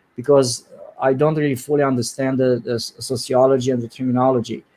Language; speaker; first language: English; non-native, fluent; Romanian